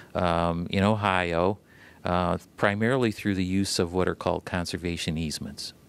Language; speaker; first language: English; native; English